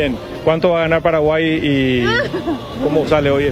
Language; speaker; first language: Spanish; native; Spanish